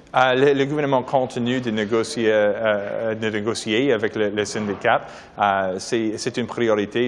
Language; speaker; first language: French; non-native, local second language; English